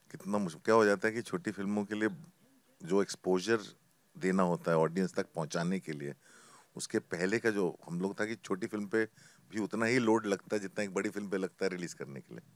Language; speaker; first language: Hindi; native; Hindi